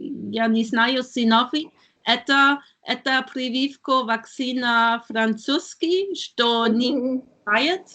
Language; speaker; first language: Russian; non-native, learner; German